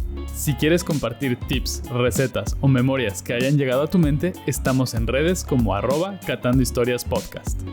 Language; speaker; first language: Spanish; native; Spanish